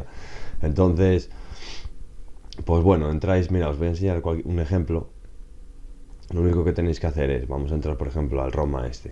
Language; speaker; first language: Spanish; native; Spanish